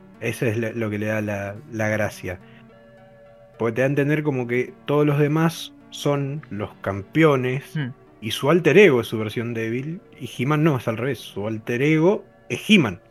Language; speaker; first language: Spanish; native; Spanish